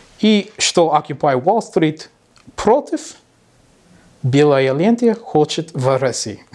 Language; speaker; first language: Russian; non-native, learner; English